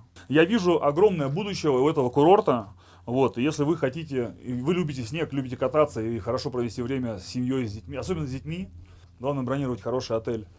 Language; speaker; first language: Russian; native; Russian